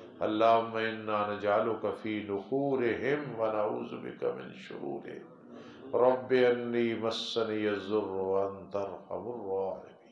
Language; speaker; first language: Urdu; non-native, local second language; Punjabi